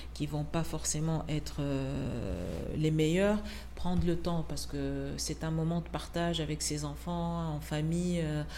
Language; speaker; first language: French; non-native, local second language; Arabic